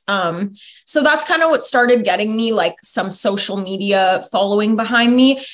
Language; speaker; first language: English; native; English